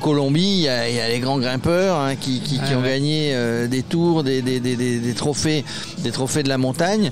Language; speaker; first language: French; native; French